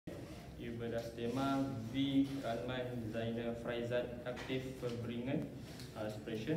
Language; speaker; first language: German; non-native, learner; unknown